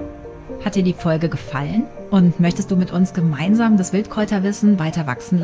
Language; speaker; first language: German; native; German